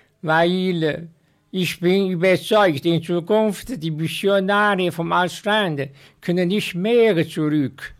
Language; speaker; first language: German; non-native, learner; Chinese